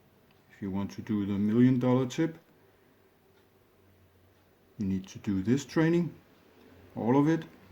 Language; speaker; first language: English; non-native, fluent; Danish